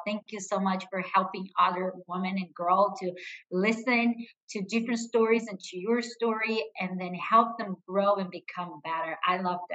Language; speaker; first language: English; non-native, fluent; Portuguese